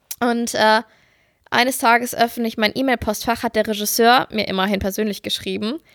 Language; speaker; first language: German; native; German